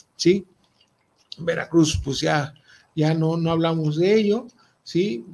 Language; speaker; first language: Spanish; native; Spanish